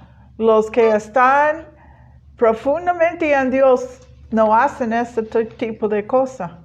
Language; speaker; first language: Spanish; non-native, learner; English